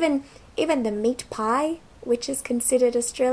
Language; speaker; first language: English; native; English